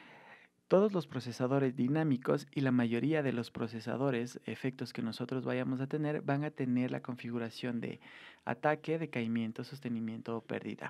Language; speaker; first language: Spanish; native; Spanish